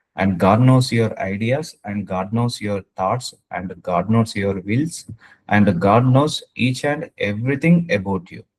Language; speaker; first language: English; non-native, local second language; Telugu